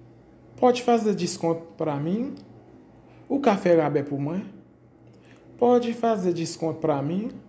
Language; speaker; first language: Portuguese; non-native, fluent; Haitian Creole